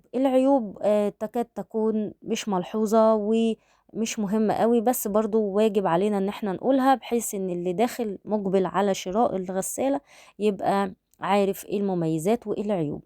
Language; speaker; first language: Arabic; native; Arabic